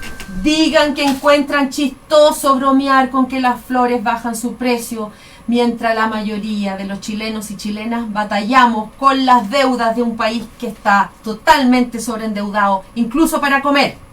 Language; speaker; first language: Spanish; native; Spanish